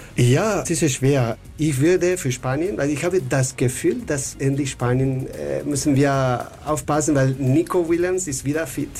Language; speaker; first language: German; non-native, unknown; Spanish